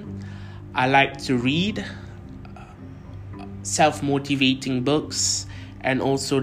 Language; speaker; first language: English; non-native, local second language; Tamil